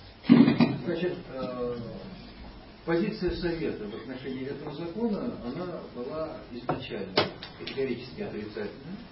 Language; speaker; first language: Russian; native; Russian